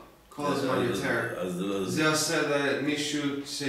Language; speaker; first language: Hebrew; non-native, learner; English